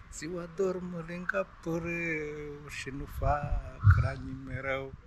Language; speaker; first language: Romanian; non-native, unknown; Rundi